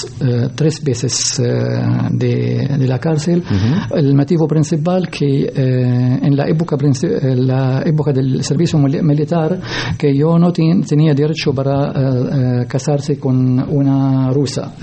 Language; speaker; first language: Spanish; non-native, learner; Arabic